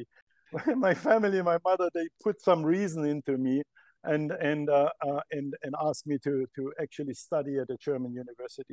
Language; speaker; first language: English; non-native, fluent; German